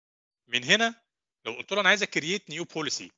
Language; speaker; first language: Arabic; native; Arabic